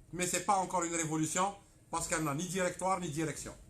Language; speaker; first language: French; non-native, local second language; Arabic